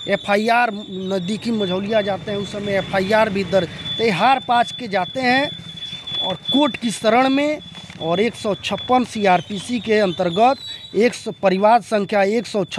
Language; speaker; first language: Hindi; native; Hindi